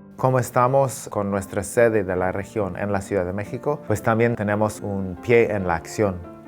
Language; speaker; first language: Spanish; non-native, fluent; English